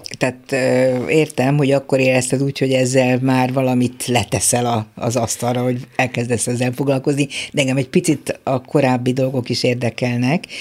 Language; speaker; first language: Hungarian; native; Hungarian